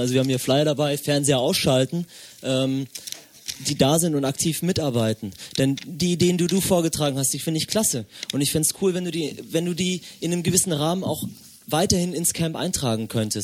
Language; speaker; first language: German; native; German